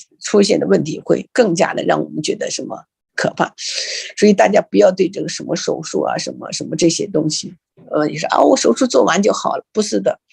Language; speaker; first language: Chinese; native; Chinese